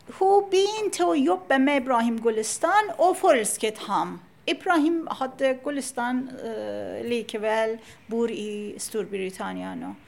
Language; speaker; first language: Norwegian; non-native, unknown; Persian